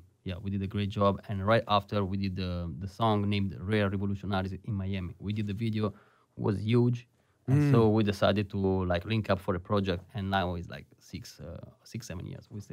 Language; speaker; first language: English; non-native, fluent; Italian